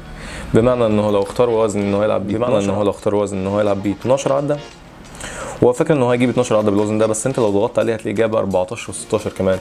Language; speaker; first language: Arabic; native; Arabic